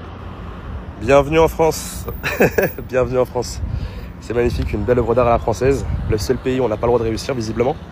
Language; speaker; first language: French; native; French